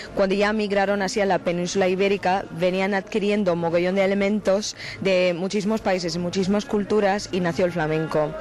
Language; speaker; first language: Spanish; non-native, fluent; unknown